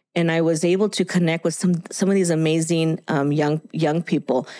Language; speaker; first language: English; early bilingual, other home language; Spanish